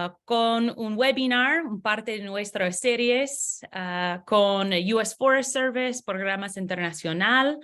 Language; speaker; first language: Spanish; non-native, learner; English